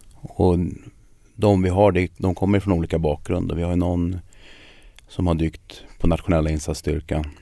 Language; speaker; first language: Swedish; early bilingual, other home language; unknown